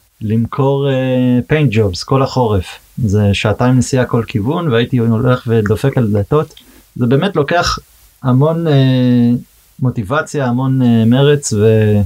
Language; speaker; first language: Hebrew; early bilingual, heritage; Hebrew